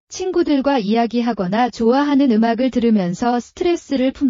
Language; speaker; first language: Korean; non-native, learner; Nepali